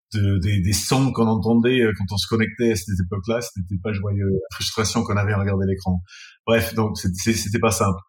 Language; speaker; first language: French; non-native, fluent; English